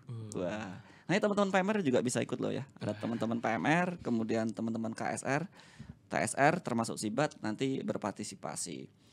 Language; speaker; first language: Indonesian; native; Indonesian